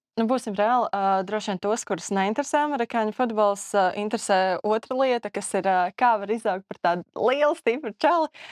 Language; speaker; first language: Latvian; native; Latvian